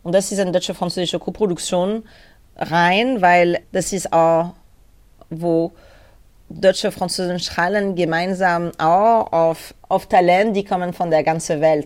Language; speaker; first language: German; non-native, learner; French